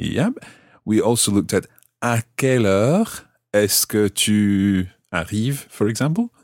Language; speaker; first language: French; non-native, fluent; English